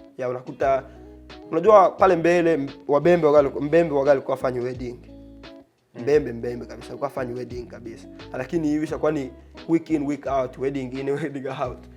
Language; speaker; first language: Swahili; non-native, local second language; Bembe